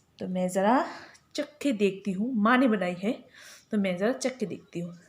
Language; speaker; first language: Hindi; non-native, local second language; Bangla